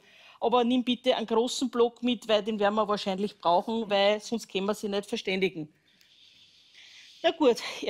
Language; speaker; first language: German; native; German